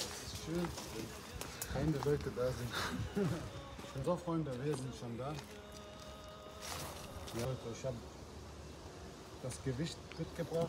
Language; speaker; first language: German; non-native, learner; Chechen